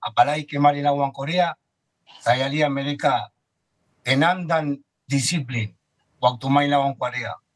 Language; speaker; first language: Indonesian; non-native, fluent; Spanish